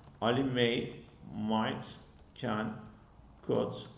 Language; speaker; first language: English; non-native, fluent; Turkish